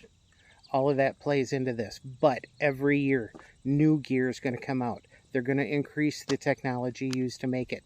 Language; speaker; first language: English; native; English